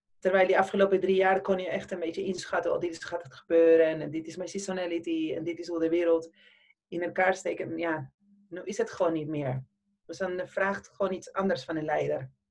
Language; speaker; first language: Dutch; non-native, fluent; Spanish